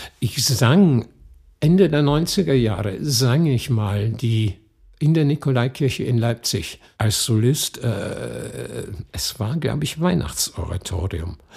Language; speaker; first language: German; non-native, fluent; English